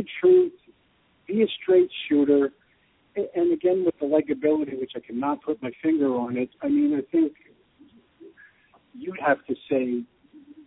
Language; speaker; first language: English; native; English